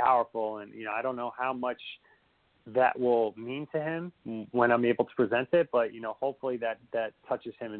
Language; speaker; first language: English; native; English